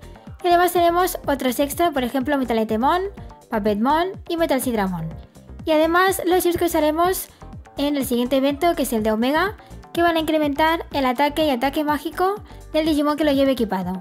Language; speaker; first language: Spanish; native; Spanish